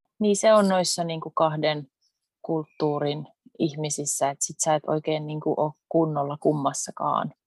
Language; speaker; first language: Finnish; early bilingual, heritage; Finnish